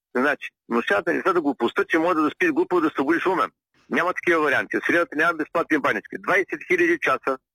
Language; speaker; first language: Bulgarian; native; Bulgarian